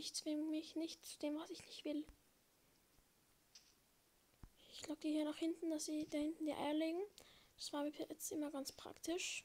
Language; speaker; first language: German; native; German